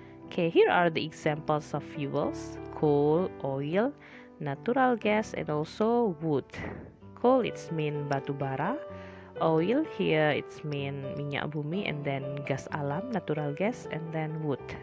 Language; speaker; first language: English; non-native, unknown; Indonesian